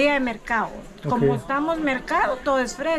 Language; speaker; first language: Spanish; native; Spanish